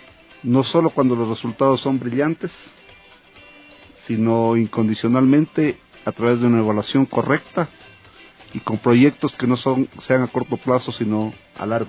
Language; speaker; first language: Spanish; native; Spanish